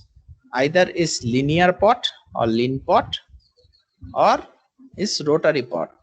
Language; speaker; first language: English; non-native, local second language; Bangla